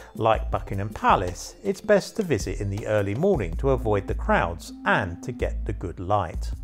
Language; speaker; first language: English; native; English